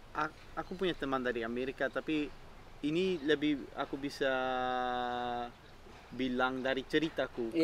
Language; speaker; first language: Indonesian; non-native, fluent; Dutch